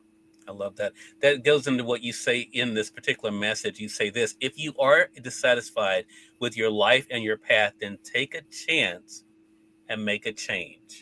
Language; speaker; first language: English; native; English